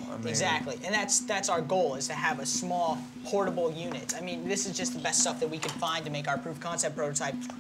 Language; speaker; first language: English; native; English